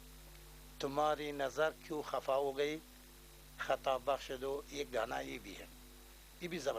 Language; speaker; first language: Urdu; non-native, learner; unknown